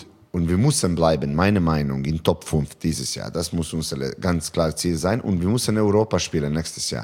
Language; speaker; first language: German; non-native, fluent; Serbian